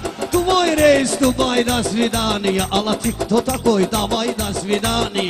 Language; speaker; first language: Russian; non-native, learner; Talysh